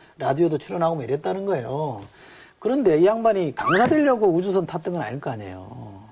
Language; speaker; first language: Korean; native; Korean